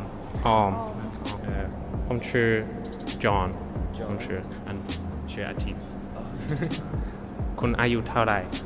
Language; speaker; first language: Thai; non-native, learner; English